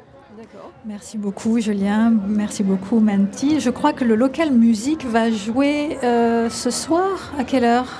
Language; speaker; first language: French; native; French